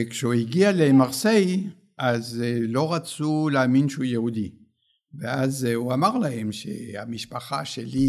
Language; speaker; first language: Hebrew; early bilingual, other home language; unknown